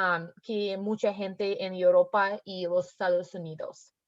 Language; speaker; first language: Spanish; non-native, learner; English